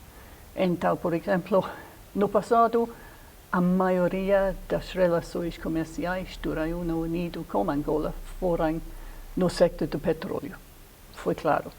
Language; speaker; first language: Portuguese; non-native, fluent; English